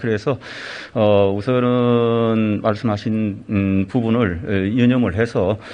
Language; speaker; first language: Korean; native; Korean